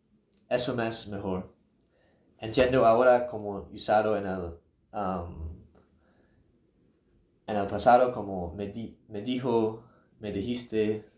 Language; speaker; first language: Spanish; non-native, learner; English